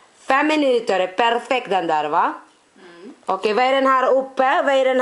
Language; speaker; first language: Swedish; non-native, learner; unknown